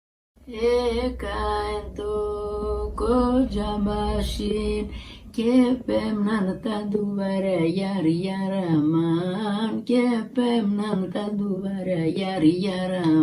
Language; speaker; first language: Greek; native; Greek